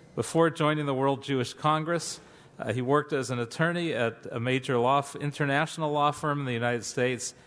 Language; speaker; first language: English; native; English